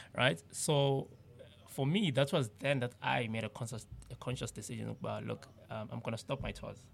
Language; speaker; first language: English; non-native, local second language; Zulu